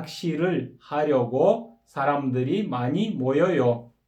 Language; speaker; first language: Korean; non-native, fluent; Kyrgyz